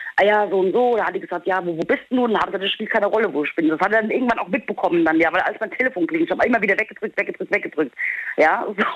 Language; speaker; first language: German; native; German